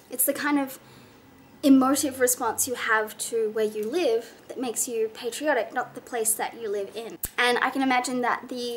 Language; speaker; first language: English; native; English